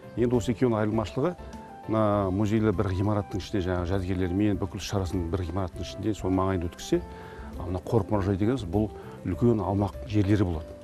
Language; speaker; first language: Kazakh; native; Kazakh